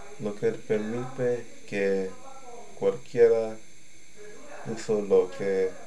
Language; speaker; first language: Spanish; non-native, learner; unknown